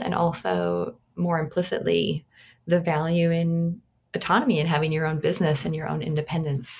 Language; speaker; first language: English; native; English